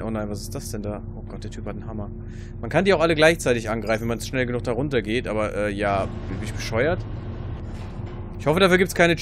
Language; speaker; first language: German; native; German